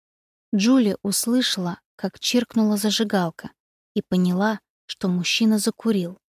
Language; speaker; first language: Russian; native; Russian